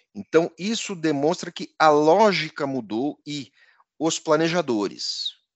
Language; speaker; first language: Portuguese; native; Portuguese